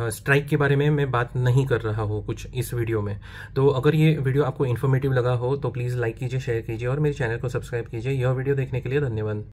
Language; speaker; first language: Hindi; non-native, local second language; Marathi